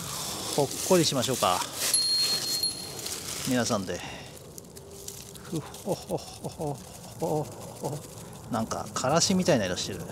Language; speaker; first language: Japanese; native; Japanese